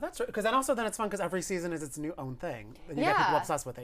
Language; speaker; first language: English; native; English